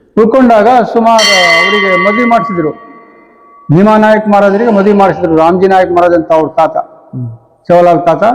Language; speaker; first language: Kannada; non-native, local second language; Lambadi